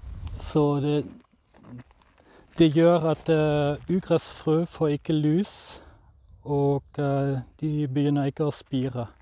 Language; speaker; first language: Norwegian; non-native, fluent; German